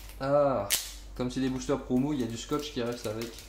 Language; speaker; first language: French; native; French